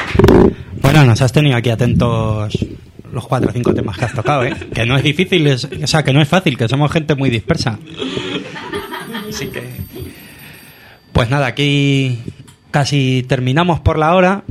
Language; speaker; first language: Spanish; native; Spanish